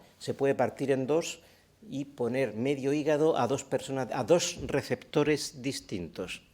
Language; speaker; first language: Spanish; native; Spanish